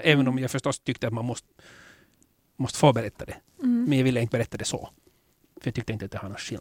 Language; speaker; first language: Swedish; native; Swedish